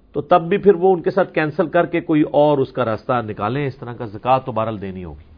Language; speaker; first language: Urdu; non-native, local second language; Punjabi